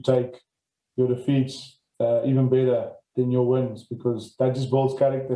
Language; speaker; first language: English; non-native, local second language; Afrikaans